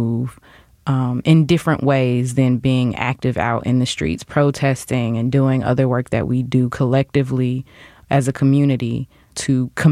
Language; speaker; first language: English; native; English